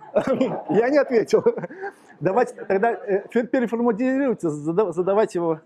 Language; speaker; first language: Russian; native; Russian